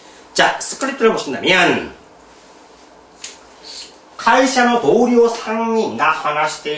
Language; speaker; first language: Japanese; non-native, fluent; Korean